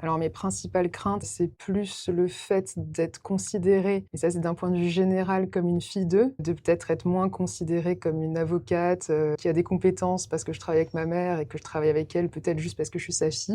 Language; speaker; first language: French; native; French